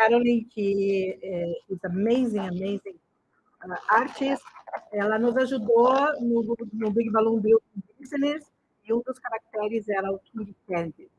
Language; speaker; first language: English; non-native, learner; Portuguese